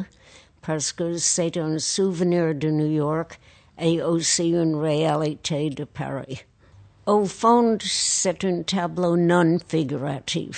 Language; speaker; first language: French; non-native, fluent; English